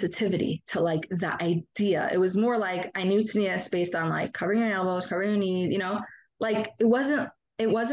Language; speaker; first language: English; native; English